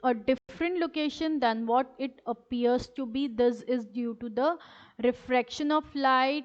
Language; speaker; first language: English; non-native, local second language; Urdu